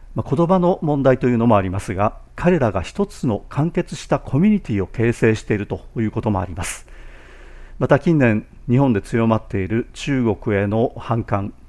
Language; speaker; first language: Japanese; native; Japanese